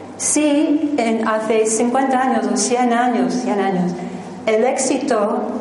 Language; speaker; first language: Spanish; non-native, fluent; English